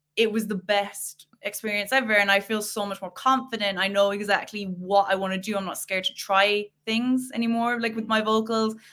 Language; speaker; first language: English; native; English